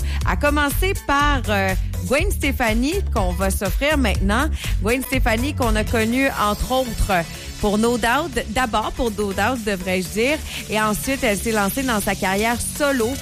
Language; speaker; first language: French; native; French